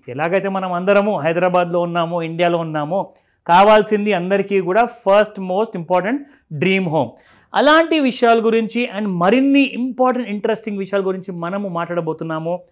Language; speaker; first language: Telugu; native; Telugu